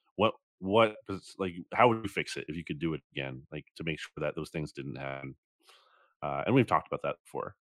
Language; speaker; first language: English; native; English